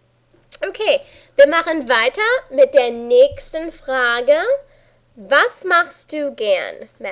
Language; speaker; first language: German; non-native, fluent; English